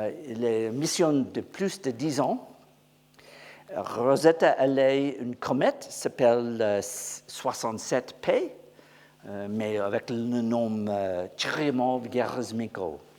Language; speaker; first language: French; non-native, learner; English